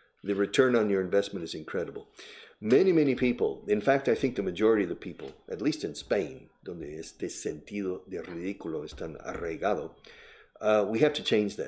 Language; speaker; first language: English; native; English